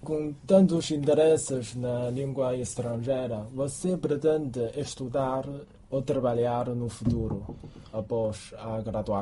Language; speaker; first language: Portuguese; non-native, fluent; Chinese